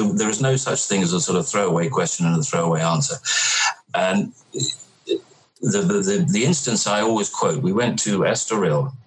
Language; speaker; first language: English; native; English